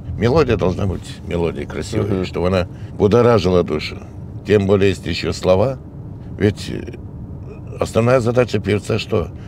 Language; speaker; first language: Russian; non-native, local second language; Gagauz